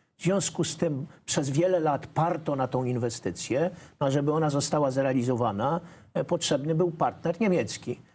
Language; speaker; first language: Polish; native; Polish